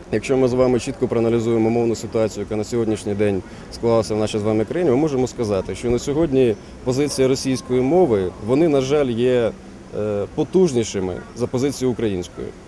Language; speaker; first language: Ukrainian; native; Ukrainian